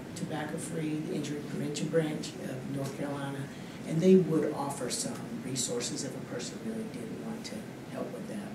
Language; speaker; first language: English; native; English